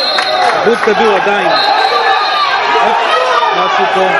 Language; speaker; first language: Hebrew; native; Hebrew